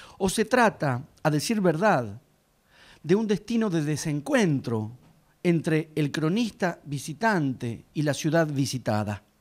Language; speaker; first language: Spanish; native; Spanish